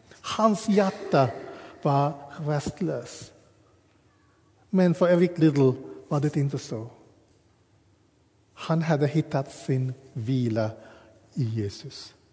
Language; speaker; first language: Swedish; non-native, fluent; English